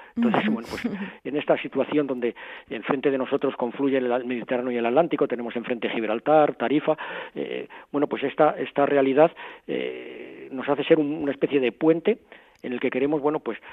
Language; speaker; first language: Spanish; native; Spanish